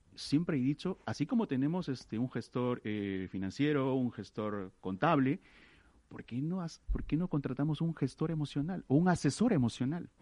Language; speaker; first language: Spanish; native; Spanish